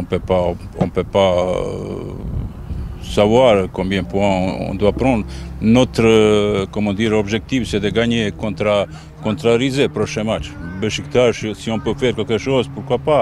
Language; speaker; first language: French; non-native, fluent; Bosnian